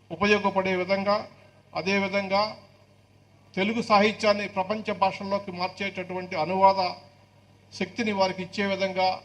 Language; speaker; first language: Telugu; native; Telugu